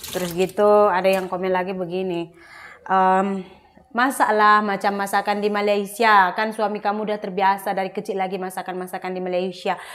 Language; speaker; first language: Malay; native; Malay